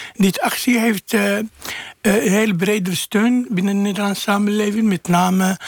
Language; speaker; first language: Dutch; non-native, fluent; Arabic